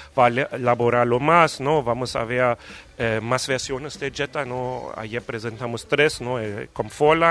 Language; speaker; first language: Spanish; non-native, fluent; German